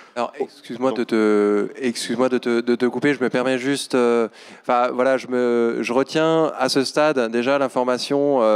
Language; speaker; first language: French; native; French